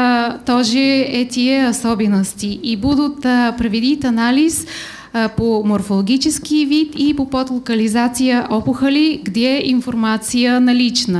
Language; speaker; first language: Russian; non-native, learner; Bulgarian